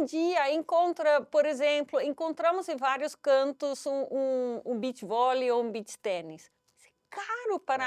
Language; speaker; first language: Portuguese; non-native, fluent; Dutch